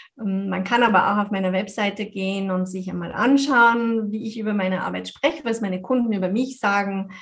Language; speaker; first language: German; non-native, fluent; French